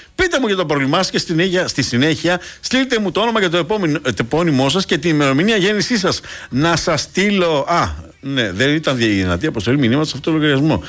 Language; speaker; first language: Greek; native; Greek